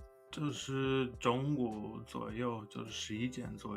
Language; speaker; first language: Chinese; non-native, fluent; English